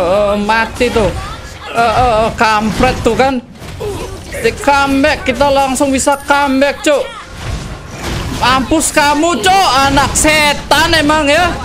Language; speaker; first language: Indonesian; native; Indonesian